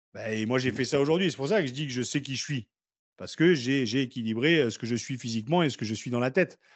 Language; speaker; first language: French; native; French